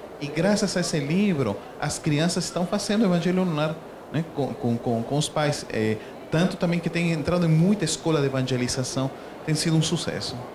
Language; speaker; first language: Portuguese; non-native, fluent; Spanish